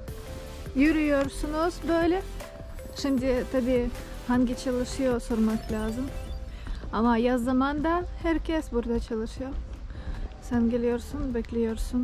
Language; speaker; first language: Turkish; non-native, learner; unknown